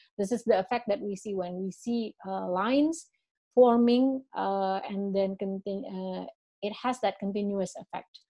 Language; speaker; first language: English; non-native, fluent; Indonesian